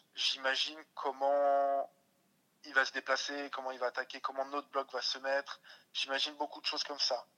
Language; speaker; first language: French; early bilingual, other home language; Russian